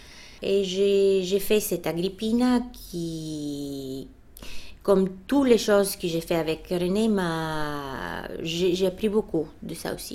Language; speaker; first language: French; non-native, fluent; Bulgarian